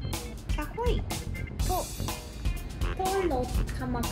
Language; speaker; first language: Japanese; native; Japanese